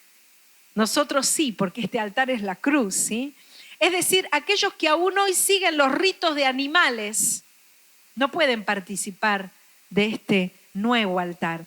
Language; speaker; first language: Spanish; native; Spanish